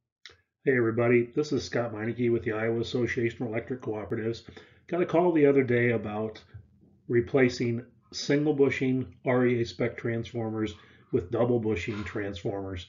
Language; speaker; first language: English; native; English